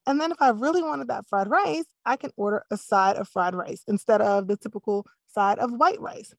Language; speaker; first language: English; native; English